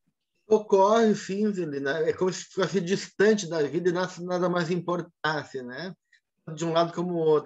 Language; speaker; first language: Portuguese; native; Portuguese